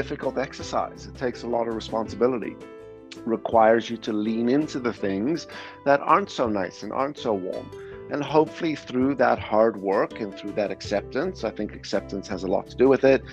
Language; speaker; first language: English; native; English